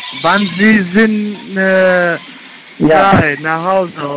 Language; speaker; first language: German; non-native, learner; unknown